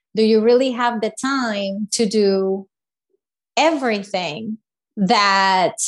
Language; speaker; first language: English; non-native, fluent; Spanish